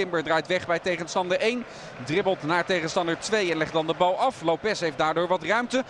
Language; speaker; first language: Dutch; native; Dutch